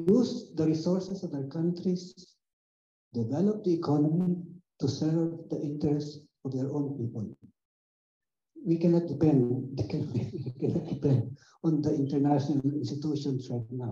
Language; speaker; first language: English; non-native, local second language; Filipino